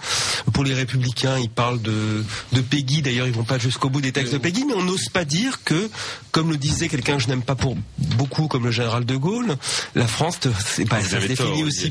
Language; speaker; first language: French; native; French